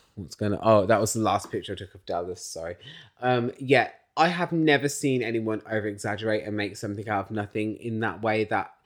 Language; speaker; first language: English; native; English